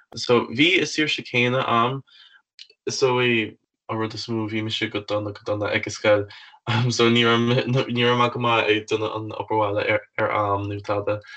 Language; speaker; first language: Irish; native; Irish